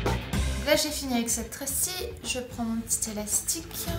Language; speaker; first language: French; native; French